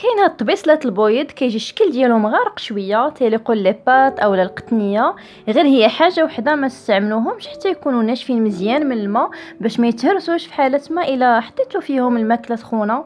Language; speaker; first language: Arabic; native; Arabic